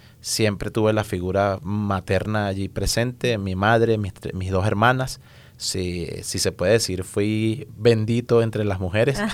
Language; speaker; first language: Spanish; native; Spanish